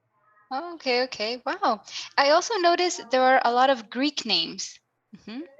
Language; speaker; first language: English; non-native, fluent; Spanish